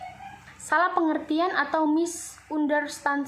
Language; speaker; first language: Indonesian; native; Indonesian